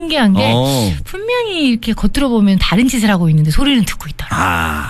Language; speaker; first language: Korean; native; Korean